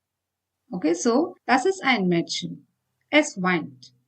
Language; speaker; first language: German; non-native, fluent; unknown